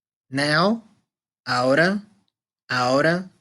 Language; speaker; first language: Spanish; non-native, fluent; Arabic